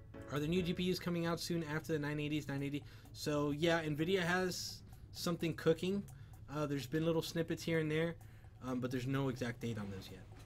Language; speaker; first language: English; native; English